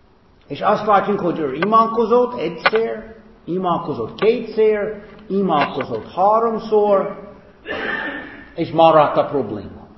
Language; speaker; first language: Hungarian; non-native, fluent; English